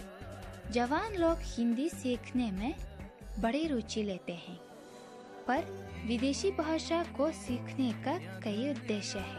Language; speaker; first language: Hindi; non-native, learner; Uzbek